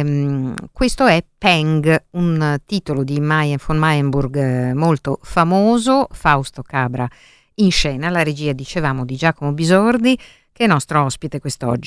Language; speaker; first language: Italian; native; Italian